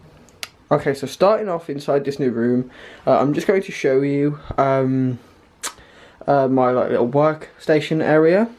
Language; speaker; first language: English; native; English